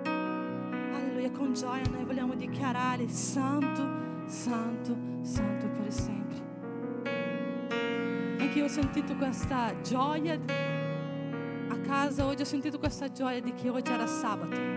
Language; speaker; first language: Italian; non-native, fluent; Portuguese